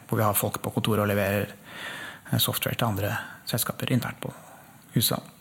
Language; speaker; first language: Norwegian; native; Norwegian